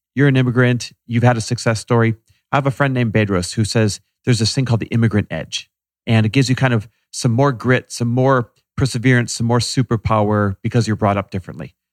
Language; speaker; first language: English; native; English